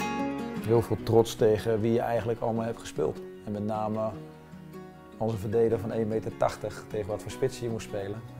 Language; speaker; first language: Dutch; native; Dutch